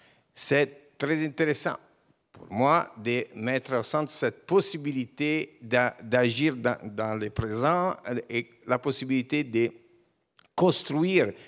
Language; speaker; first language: French; non-native, learner; Italian